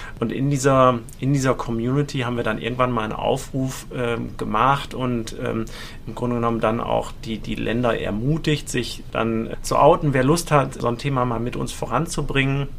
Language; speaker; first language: German; native; German